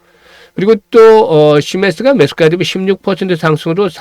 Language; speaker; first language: Korean; native; Korean